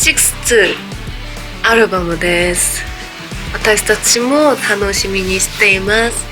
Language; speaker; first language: Japanese; non-native, learner; Korean